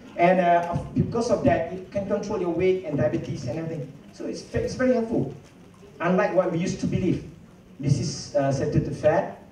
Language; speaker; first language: English; non-native, local second language; Malay